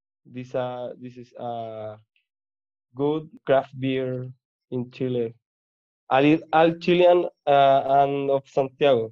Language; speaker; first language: English; non-native, learner; Spanish